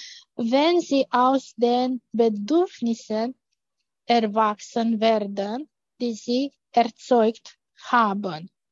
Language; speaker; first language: German; non-native, fluent; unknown